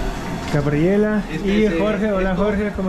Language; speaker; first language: Spanish; non-native, learner; German